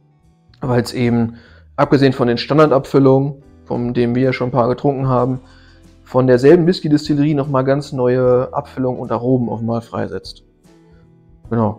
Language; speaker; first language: German; native; German